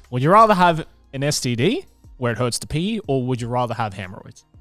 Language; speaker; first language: English; native; English